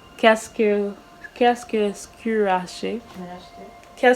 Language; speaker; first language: French; non-native, learner; English